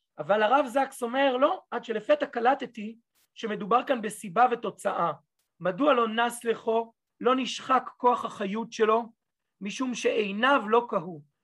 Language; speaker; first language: Hebrew; native; Hebrew